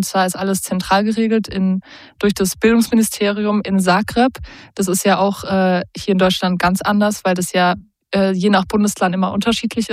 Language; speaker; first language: German; native; German